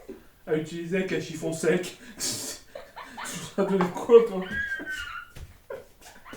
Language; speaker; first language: French; native; French